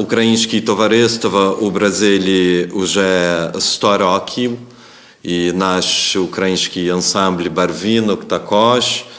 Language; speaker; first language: Ukrainian; early bilingual, heritage; Ukrainian